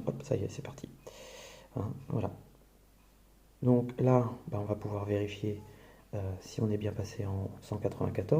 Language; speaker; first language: French; native; French